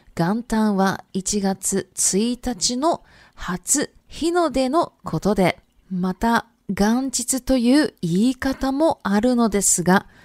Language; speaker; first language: Japanese; non-native, fluent; Chinese